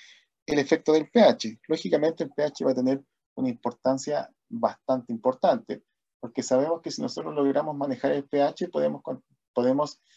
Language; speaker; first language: Spanish; native; Spanish